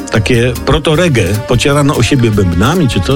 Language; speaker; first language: Polish; native; Polish